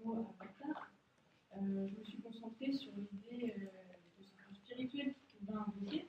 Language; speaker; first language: French; native; French